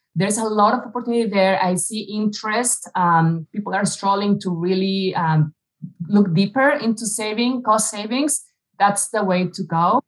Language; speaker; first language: English; non-native, fluent; Spanish